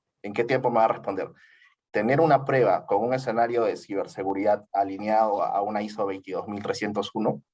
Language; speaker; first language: Spanish; native; Spanish